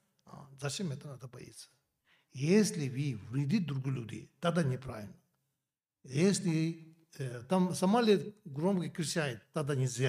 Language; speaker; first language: Russian; non-native, learner; Tibetan